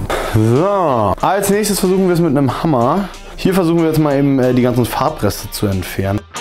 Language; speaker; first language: German; native; German